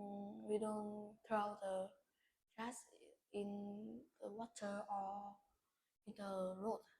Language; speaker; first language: English; non-native, learner; Vietnamese